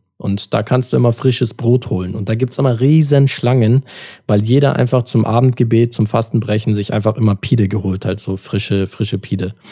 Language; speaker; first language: German; early bilingual, other home language; Turkish